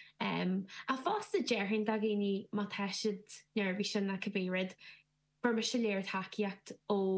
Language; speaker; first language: Irish; native; Irish